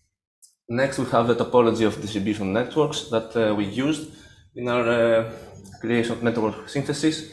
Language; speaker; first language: English; non-native, fluent; Greek